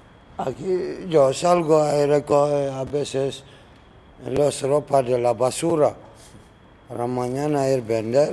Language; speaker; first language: Spanish; non-native, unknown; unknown